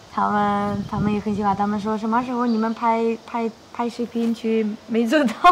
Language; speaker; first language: Chinese; non-native, learner; Ukrainian